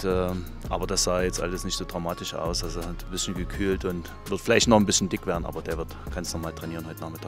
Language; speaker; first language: German; native; German